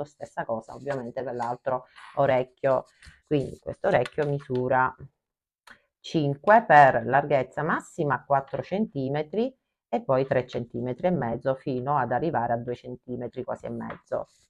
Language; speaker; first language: Italian; native; Italian